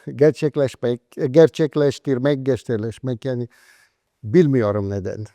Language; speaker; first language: Turkish; non-native, fluent; Polish